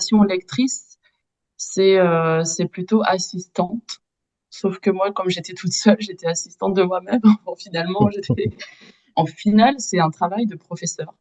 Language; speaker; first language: French; native; French